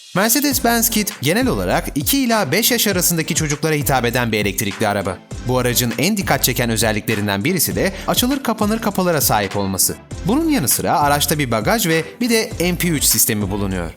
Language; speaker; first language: Turkish; native; Turkish